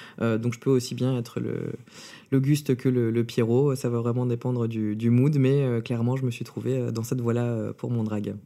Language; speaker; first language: French; early bilingual, other home language; Russian